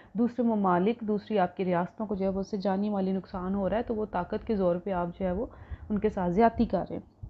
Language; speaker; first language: Urdu; non-native, local second language; Punjabi